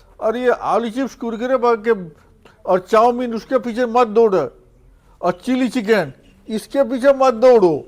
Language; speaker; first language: Hindi; non-native, local second language; Odia